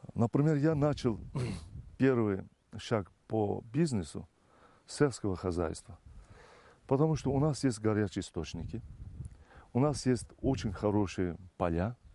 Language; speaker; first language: Russian; non-native, fluent; Turkish